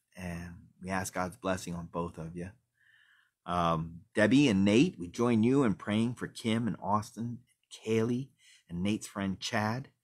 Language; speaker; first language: English; native; English